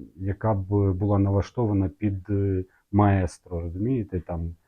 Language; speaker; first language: Ukrainian; non-native, local second language; Russian